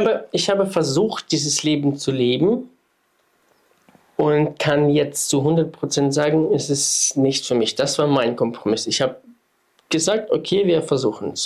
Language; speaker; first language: German; non-native, fluent; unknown